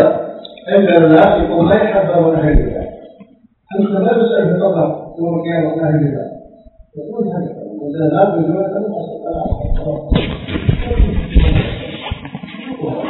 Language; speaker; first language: Arabic; non-native, fluent; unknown